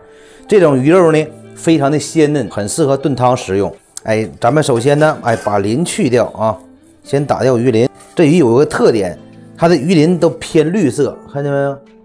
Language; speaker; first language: Chinese; native; Chinese